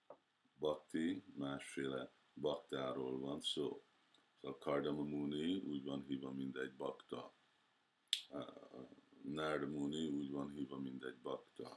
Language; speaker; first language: Hungarian; early bilingual, heritage; Hungarian